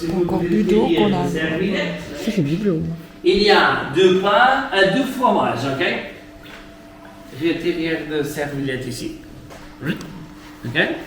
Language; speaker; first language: French; non-native, learner; Portuguese